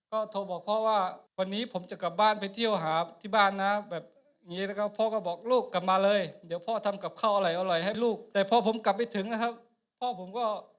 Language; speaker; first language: Thai; non-native, local second language; Akha